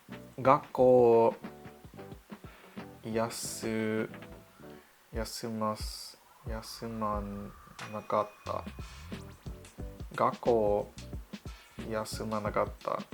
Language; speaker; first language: Japanese; non-native, learner; English